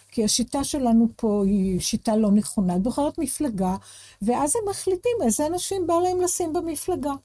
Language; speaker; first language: Hebrew; native; Hebrew